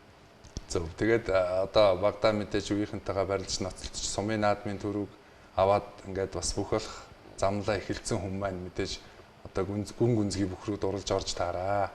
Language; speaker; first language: Mongolian; native; Mongolian